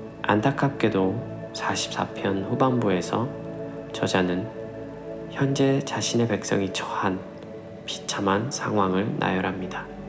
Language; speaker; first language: Korean; native; Korean